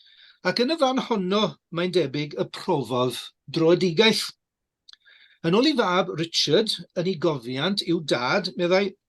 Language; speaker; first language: Welsh; native; Welsh